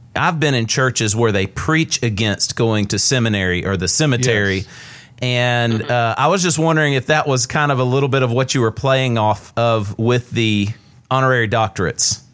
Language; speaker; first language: English; native; English